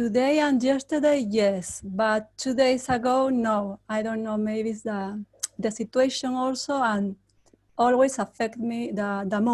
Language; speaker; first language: English; non-native, learner; Spanish